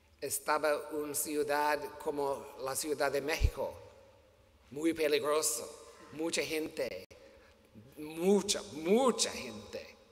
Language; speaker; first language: Spanish; non-native, learner; English